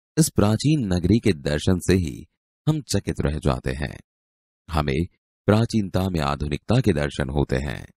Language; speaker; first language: Hindi; non-native, local second language; Gujarati